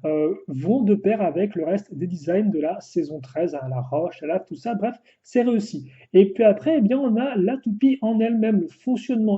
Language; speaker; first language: French; native; French